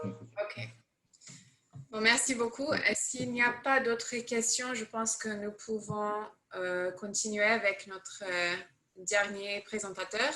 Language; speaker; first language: French; non-native, fluent; English